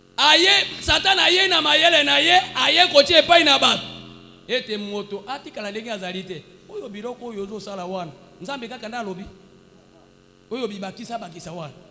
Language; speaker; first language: Lingala; native; Lingala